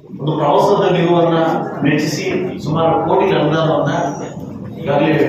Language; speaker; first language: Kannada; native; Kannada